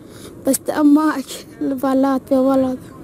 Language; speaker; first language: Latvian; early bilingual, heritage; Latvian